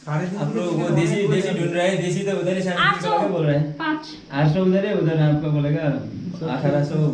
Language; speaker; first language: Hindi; non-native, local second language; Nepali